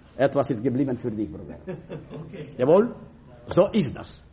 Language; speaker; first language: German; non-native, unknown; Russian